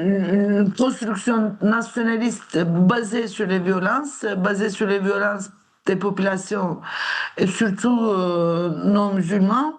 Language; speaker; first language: French; non-native, fluent; Turkish